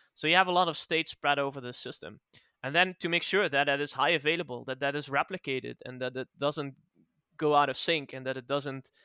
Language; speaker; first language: English; non-native, fluent; Dutch